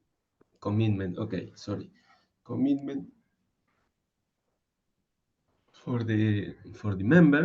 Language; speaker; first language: English; non-native, learner; Spanish